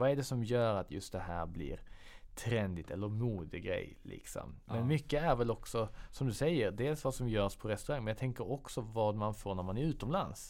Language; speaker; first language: Swedish; native; Swedish